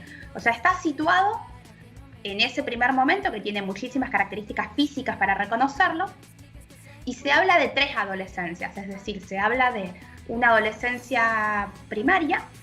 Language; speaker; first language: Spanish; native; Spanish